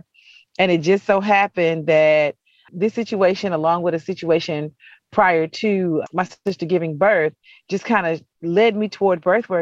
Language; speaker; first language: English; native; English